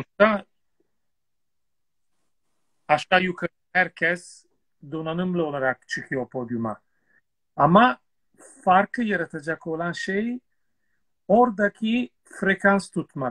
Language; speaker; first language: Turkish; non-native, fluent; Italian